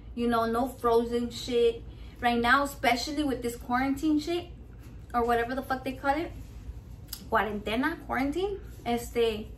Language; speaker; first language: English; early bilingual, other home language; Spanish